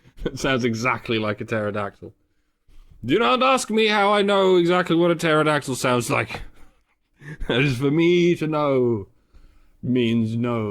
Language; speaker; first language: English; native; English